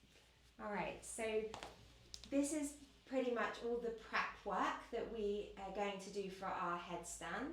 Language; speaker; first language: English; native; English